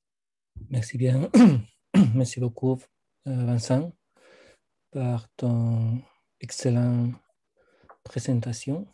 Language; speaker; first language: French; non-native, fluent; Spanish